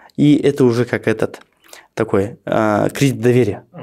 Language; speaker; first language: Russian; non-native, local second language; Kazakh